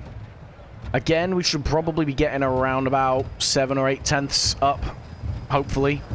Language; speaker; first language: English; native; English